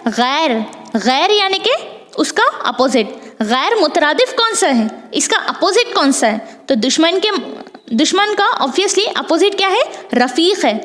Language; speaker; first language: Urdu; native; Urdu